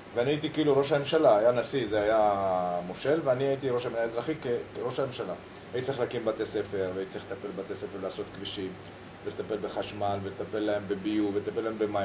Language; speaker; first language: Hebrew; early bilingual, other home language; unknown